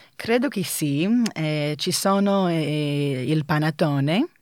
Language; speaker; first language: Italian; non-native, learner; English